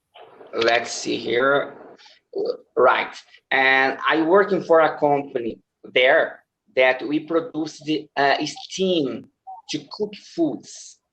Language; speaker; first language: English; non-native, learner; Portuguese